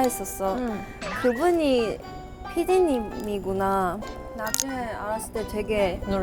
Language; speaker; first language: Korean; non-native, fluent; Chinese